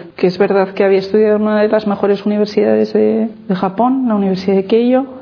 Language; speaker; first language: Spanish; native; Spanish